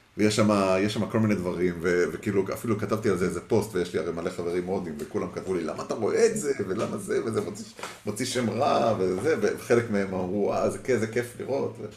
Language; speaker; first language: Hebrew; early bilingual, heritage; Hebrew